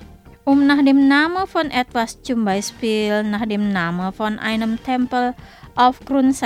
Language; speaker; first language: German; non-native, fluent; Indonesian